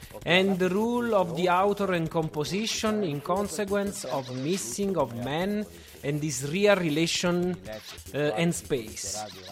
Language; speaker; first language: English; non-native, fluent; Italian